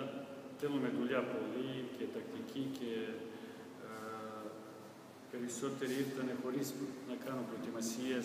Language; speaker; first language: Greek; non-native, learner; Serbian